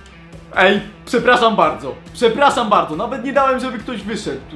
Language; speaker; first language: Polish; native; Polish